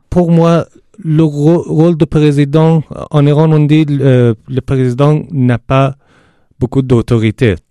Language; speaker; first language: French; non-native, fluent; Persian